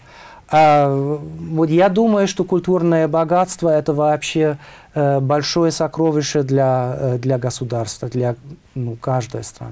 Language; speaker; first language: Russian; non-native, fluent; German